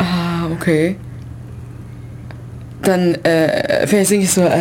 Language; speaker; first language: German; non-native, learner; Chinese